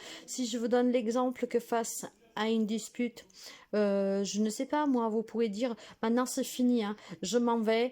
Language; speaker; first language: French; non-native, fluent; Italian